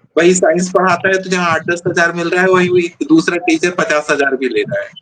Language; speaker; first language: Hindi; native; Hindi